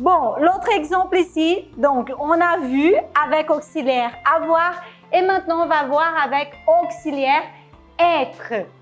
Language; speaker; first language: French; non-native, fluent; Portuguese